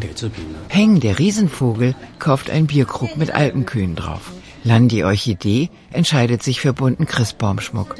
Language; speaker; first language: German; native; German